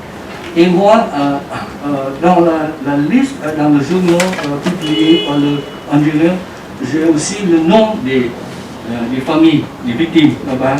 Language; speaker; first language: French; non-native, learner; Vietnamese